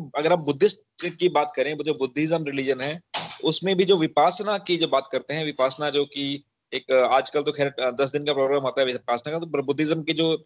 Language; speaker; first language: Hindi; native; Hindi